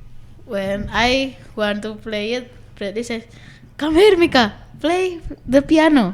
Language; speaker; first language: English; non-native, learner; Indonesian